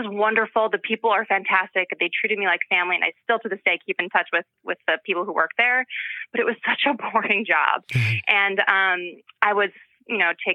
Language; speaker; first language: English; native; English